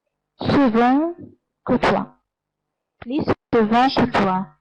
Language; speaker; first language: French; non-native, learner; Arabic